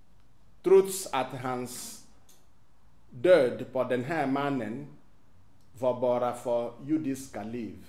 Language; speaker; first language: Swedish; non-native, fluent; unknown